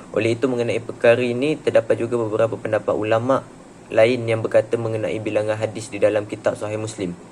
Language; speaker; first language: Malay; native; Malay